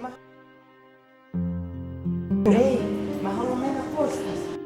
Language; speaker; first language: Finnish; non-native, learner; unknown